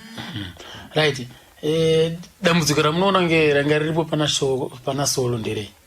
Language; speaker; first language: Shona; native; Shona